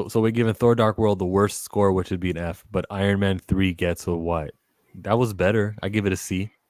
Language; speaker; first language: English; native; English